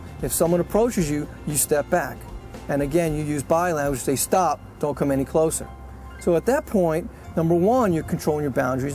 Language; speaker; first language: English; native; English